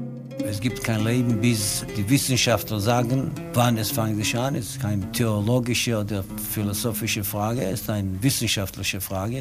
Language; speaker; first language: German; non-native, learner; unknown